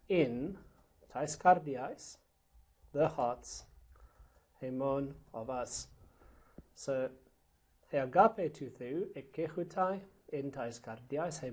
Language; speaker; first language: Greek; non-native, fluent; English